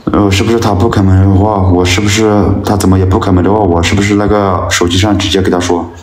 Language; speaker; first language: Chinese; non-native, local second language; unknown